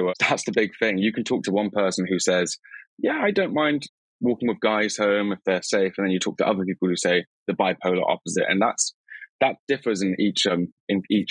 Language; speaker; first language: English; native; English